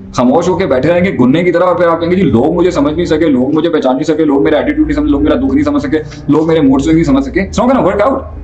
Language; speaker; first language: Urdu; non-native, local second language; Punjabi